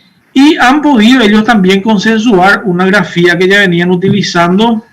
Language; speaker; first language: Spanish; native; Spanish